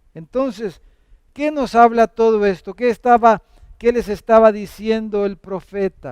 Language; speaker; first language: Spanish; native; Spanish